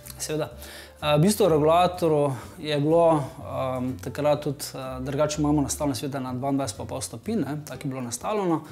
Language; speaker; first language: Slovenian; native; Slovenian